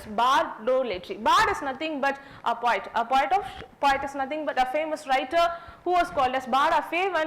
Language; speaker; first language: English; non-native, local second language; Tamil